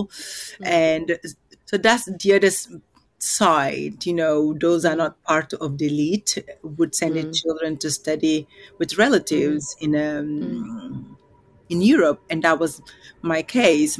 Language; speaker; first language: English; non-native, fluent; Upper Guinea Crioulo